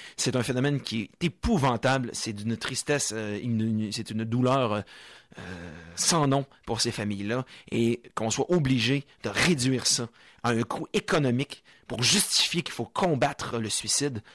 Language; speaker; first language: French; native; French